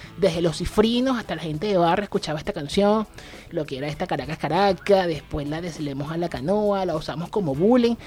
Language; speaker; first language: Spanish; native; Spanish